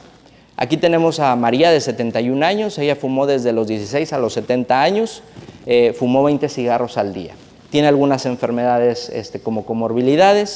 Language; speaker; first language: Spanish; native; Spanish